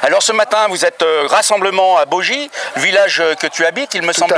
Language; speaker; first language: French; native; French